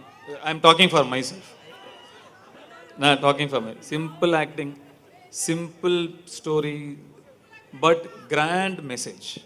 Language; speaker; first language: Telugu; non-native, learner; Tamil